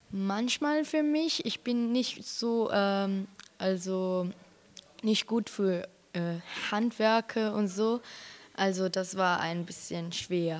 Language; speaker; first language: German; non-native, learner; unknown